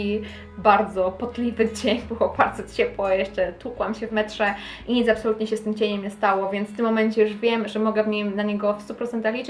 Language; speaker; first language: Polish; native; Polish